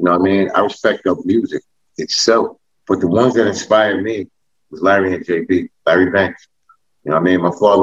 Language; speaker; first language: English; native; English